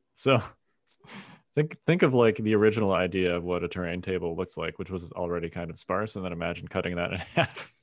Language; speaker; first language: English; native; English